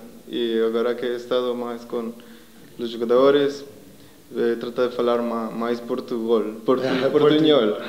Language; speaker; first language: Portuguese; non-native, learner; Spanish